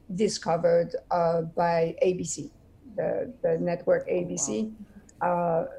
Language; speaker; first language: English; non-native, fluent; French